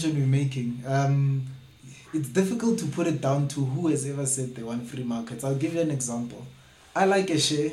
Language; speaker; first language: English; non-native, local second language; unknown